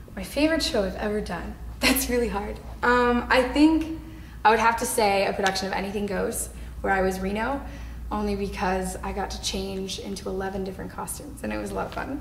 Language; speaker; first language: English; native; English